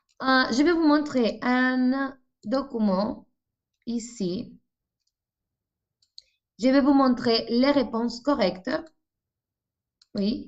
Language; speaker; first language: French; non-native, fluent; Spanish